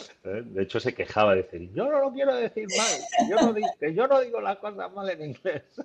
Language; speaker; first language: Spanish; native; Spanish